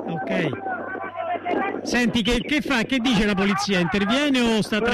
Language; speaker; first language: Italian; native; Italian